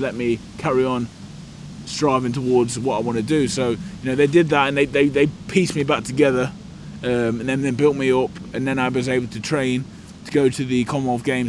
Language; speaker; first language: English; native; English